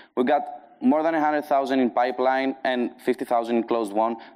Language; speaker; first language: English; non-native, fluent; Greek